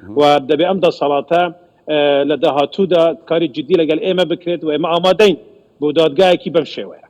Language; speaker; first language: Central Kurdish; non-native, local second language; Kurdish